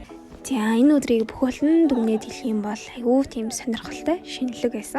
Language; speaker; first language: Mongolian; native; Mongolian